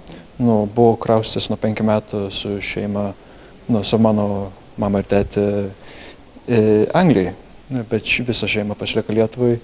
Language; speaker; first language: Lithuanian; early bilingual, heritage; Lithuanian